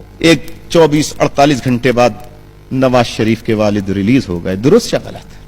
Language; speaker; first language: Urdu; native; Urdu